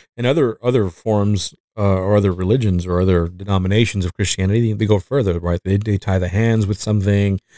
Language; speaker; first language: English; non-native, fluent; Spanish